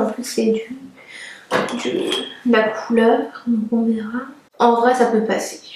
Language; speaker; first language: French; native; French